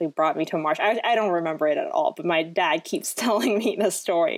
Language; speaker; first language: English; non-native, local second language; Cantonese